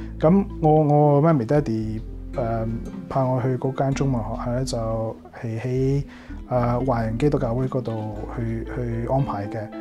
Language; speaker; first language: Chinese; early bilingual, heritage; Cantonese